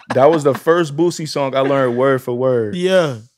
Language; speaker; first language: English; native; English